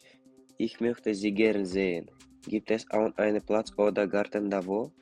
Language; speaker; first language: German; non-native, learner; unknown